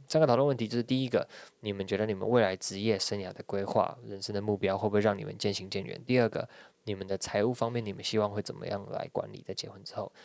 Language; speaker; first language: Chinese; native; Chinese